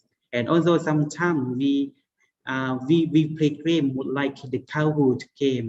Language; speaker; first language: English; non-native, learner; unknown